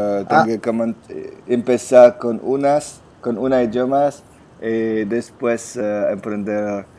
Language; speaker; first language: Spanish; non-native, learner; French